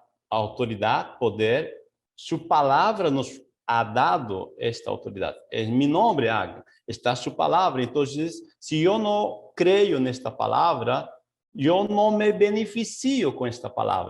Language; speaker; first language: Spanish; non-native, fluent; Portuguese